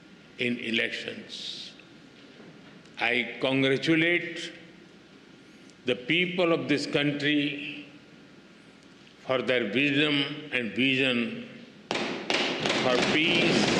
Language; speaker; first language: English; non-native, local second language; Hindi